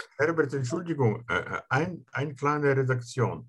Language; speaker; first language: German; non-native, fluent; Russian